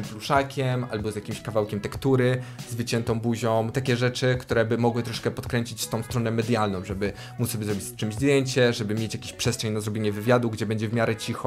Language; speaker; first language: Polish; native; Polish